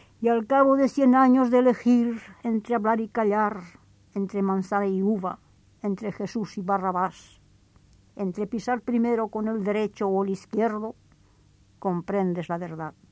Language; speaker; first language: Spanish; native; Spanish